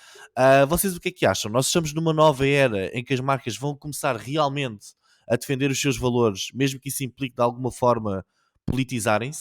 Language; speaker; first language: Portuguese; native; Portuguese